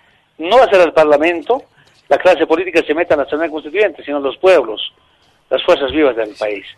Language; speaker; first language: Spanish; native; Spanish